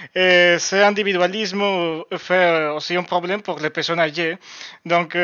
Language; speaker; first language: French; non-native, learner; Spanish